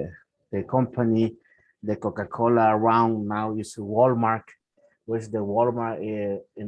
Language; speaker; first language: English; non-native, learner; Spanish